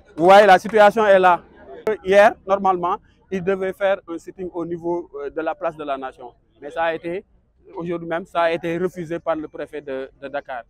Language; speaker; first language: French; non-native, local second language; Wolof